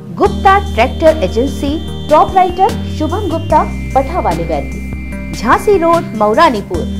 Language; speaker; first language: Hindi; native; Hindi